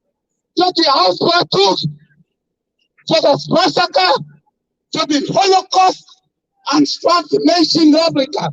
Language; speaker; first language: German; non-native, fluent; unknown